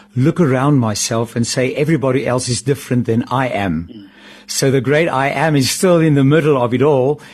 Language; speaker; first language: English; non-native, local second language; Afrikaans